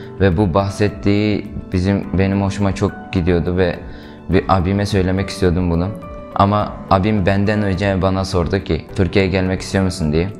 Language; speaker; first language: Turkish; non-native, fluent; Uyghur